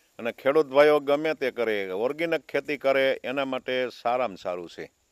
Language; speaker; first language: Gujarati; native; Gujarati